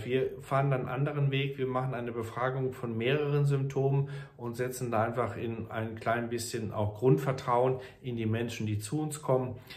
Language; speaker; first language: German; native; German